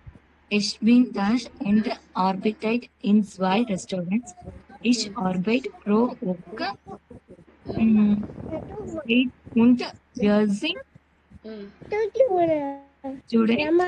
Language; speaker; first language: German; non-native, learner; Tamil